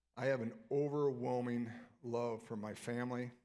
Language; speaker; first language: English; native; English